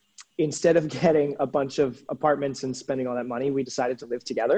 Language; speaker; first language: English; native; English